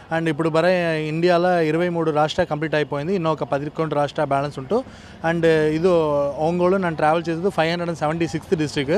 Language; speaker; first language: Telugu; non-native, learner; Tamil